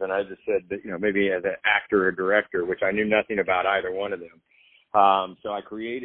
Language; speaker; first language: English; native; English